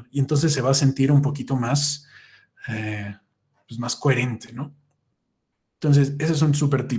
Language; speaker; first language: Spanish; native; Spanish